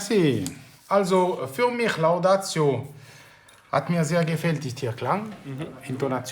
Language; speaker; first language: German; non-native, local second language; French